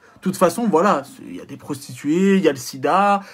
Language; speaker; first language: French; native; French